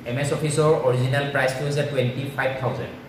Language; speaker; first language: English; non-native, local second language; Assamese